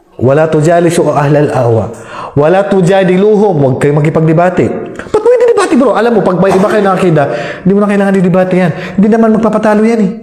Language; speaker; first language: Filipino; non-native, local second language; Maranao